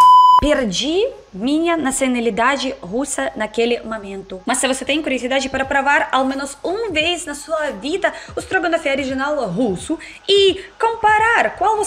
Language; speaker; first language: Portuguese; non-native, learner; Russian